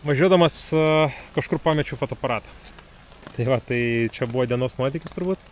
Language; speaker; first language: Lithuanian; native; Lithuanian